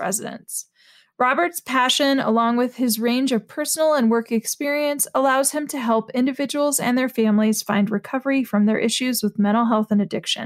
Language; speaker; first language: English; native; English